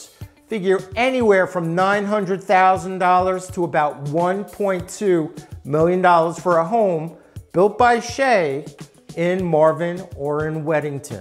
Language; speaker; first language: English; native; English